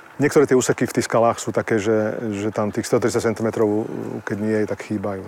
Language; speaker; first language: Slovak; native; Slovak